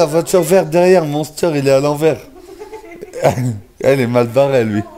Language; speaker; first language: French; native; French